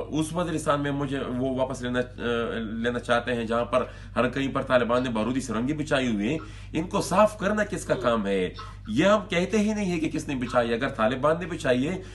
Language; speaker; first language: Urdu; non-native, local second language; Pashto